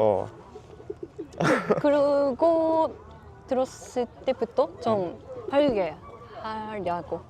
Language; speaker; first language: Korean; non-native, learner; Japanese